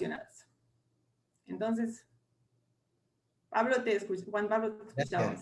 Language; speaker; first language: Spanish; non-native, fluent; English